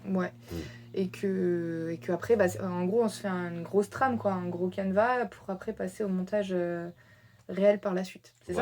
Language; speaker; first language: French; native; French